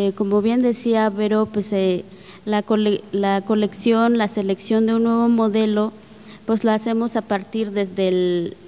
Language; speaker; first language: Spanish; native; Spanish